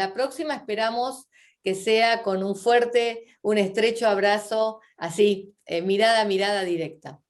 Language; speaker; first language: Spanish; native; Spanish